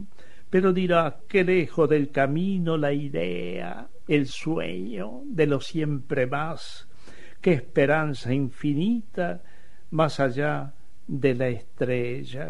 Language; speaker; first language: Spanish; native; Spanish